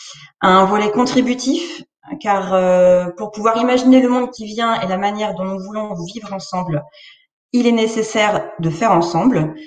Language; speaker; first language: French; native; French